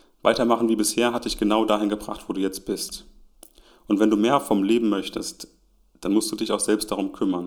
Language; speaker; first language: German; native; German